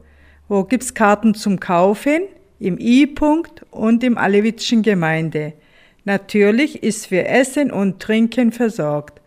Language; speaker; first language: German; non-native, fluent; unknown